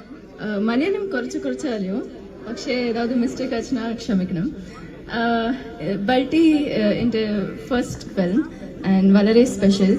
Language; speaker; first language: Malayalam; non-native, learner; Tamil